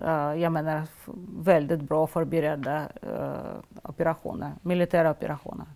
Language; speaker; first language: Swedish; non-native, fluent; Russian